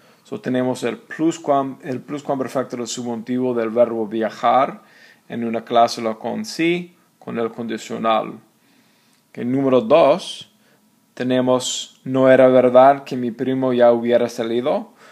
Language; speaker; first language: Spanish; non-native, fluent; English